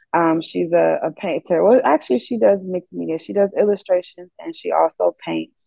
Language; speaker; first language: English; native; English